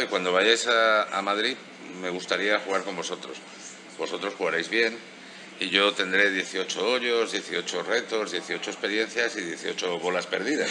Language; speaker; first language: Spanish; native; Spanish